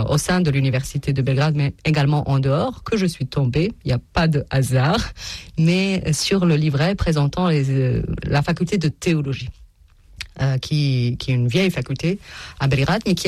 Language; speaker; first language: French; non-native, fluent; Serbian